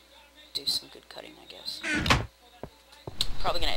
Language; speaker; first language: English; native; English